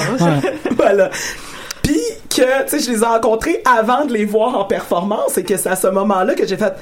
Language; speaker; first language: French; native; French